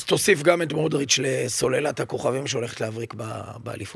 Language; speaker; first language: Hebrew; native; Hebrew